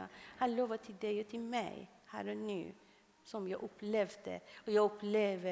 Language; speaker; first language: Swedish; non-native, fluent; Persian